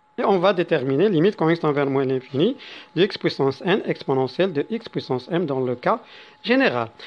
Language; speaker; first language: French; non-native, local second language; Arabic